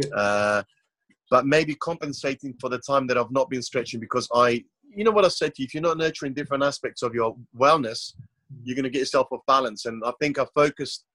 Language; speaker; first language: English; non-native, fluent; Croatian